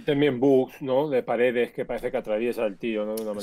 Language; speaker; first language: Spanish; native; Spanish